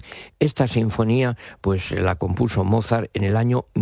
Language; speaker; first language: Spanish; native; Spanish